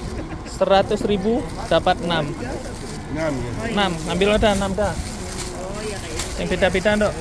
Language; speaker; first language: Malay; non-native, local second language; Javanese